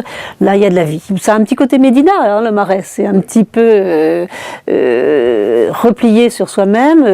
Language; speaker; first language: French; native; French